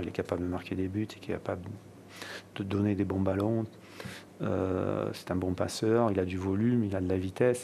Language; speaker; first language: French; native; French